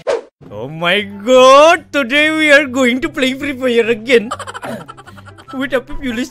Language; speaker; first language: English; non-native, learner; Indonesian